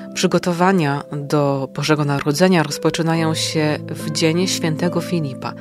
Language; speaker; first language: Polish; native; Polish